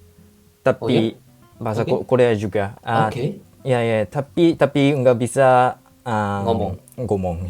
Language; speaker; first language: Indonesian; non-native, learner; Japanese